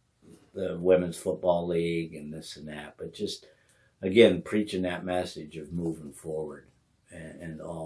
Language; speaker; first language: English; native; English